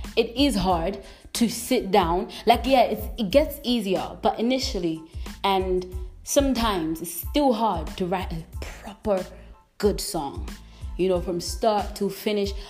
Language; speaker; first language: English; non-native, local second language; Nyanja